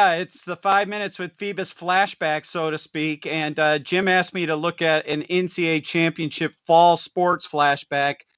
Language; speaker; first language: English; native; English